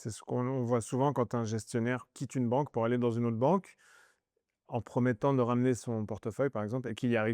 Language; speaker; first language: French; native; French